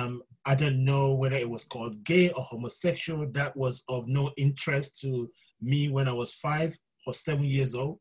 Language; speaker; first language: English; non-native, local second language; Yoruba